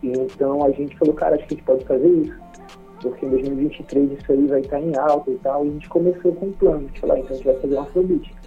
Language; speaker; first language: Portuguese; native; Portuguese